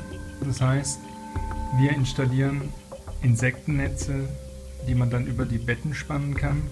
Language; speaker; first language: German; native; German